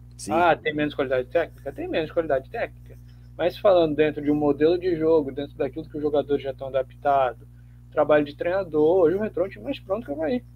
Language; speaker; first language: Portuguese; native; Portuguese